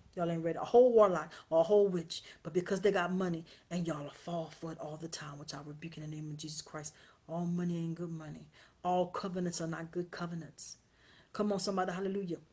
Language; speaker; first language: English; native; English